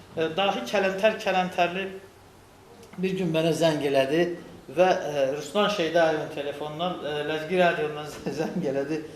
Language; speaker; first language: Azerbaijani; non-native, local second language; Lezghian